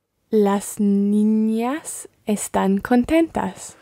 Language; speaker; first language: Spanish; non-native, learner; English